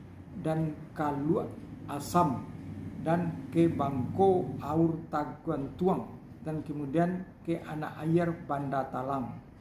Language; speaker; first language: Indonesian; non-native, local second language; Minangkabau